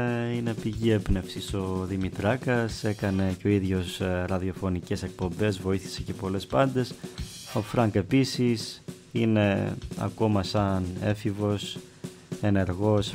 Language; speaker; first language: Greek; native; Greek